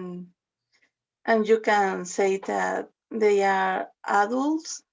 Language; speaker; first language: English; non-native, learner; Spanish